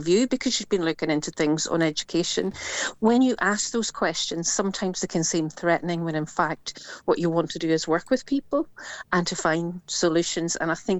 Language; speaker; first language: English; native; English